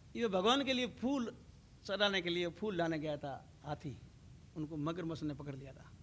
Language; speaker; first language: Hindi; non-native, local second language; Rajasthani